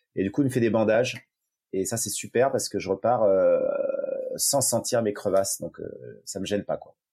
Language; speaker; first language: French; native; French